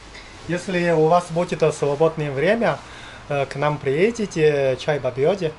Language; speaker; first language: Russian; non-native, learner; Chinese